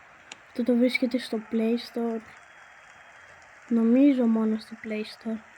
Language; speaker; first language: Greek; native; Greek